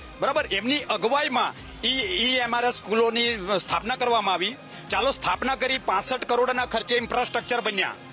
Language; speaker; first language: Gujarati; native; Gujarati